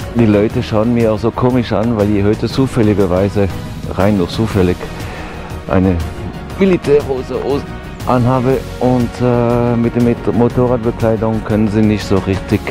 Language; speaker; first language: German; native; German